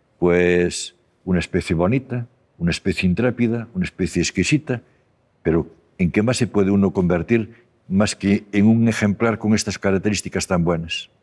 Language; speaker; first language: Spanish; native; Spanish